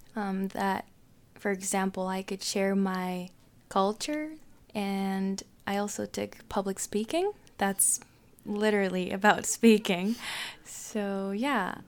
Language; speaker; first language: English; non-native, fluent; Japanese